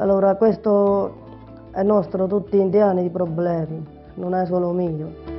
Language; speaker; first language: Italian; non-native, learner; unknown